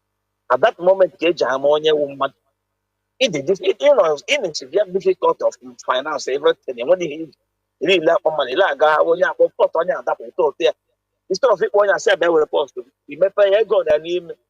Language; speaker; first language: English; non-native, local second language; Igbo